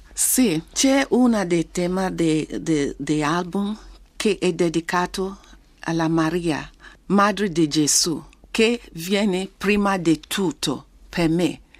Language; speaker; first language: Italian; non-native, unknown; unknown